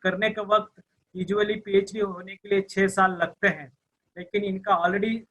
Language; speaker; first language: Hindi; non-native, local second language; Marathi